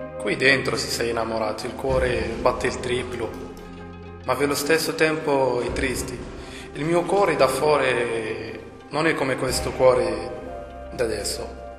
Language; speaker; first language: Italian; non-native, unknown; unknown